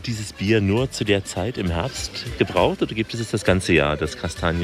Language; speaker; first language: German; native; German